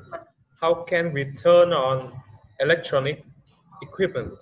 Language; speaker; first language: English; non-native, fluent; Vietnamese